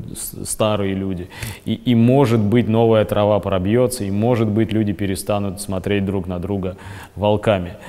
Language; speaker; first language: Russian; native; Russian